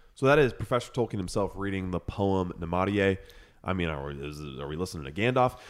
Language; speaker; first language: English; native; English